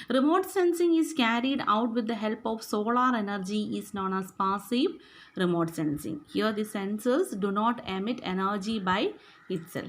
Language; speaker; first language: English; non-native, local second language; Malayalam